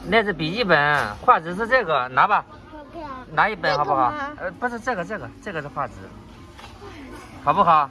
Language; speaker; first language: Chinese; native; Chinese